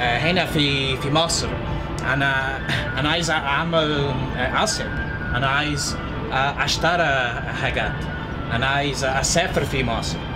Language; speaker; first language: Arabic; non-native, learner; English